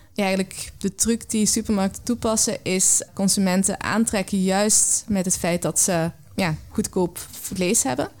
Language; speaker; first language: Dutch; native; Dutch